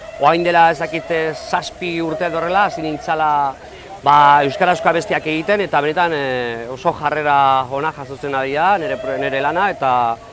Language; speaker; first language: Basque; non-native, local second language; Spanish